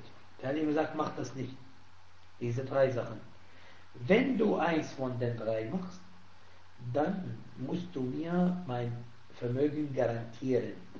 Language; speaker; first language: German; non-native, fluent; Arabic